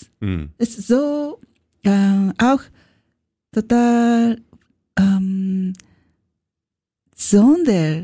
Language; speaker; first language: German; non-native, learner; Japanese